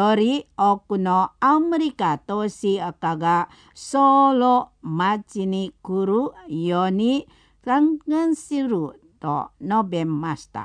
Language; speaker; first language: Japanese; non-native, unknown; Indonesian